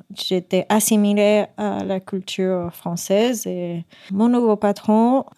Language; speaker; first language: French; non-native, fluent; Spanish